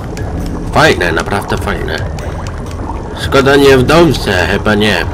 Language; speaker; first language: Polish; non-native, learner; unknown